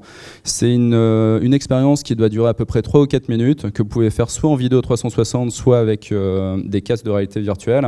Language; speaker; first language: French; native; French